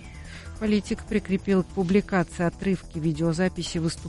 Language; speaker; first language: Russian; native; Russian